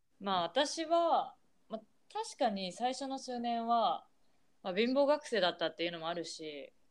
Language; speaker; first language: Japanese; native; Japanese